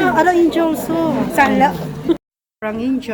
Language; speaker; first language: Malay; non-native, learner; Filipino